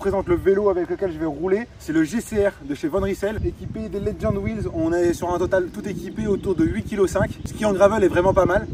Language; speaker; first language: French; native; French